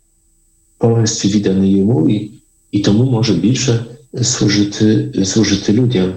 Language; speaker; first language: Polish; non-native, learner; Ukrainian